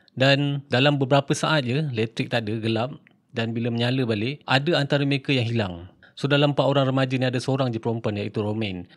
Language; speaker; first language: Malay; native; Malay